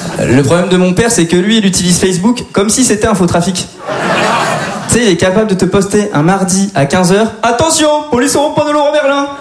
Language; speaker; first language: French; native; French